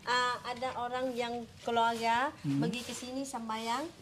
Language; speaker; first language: Indonesian; non-native, learner; Vietnamese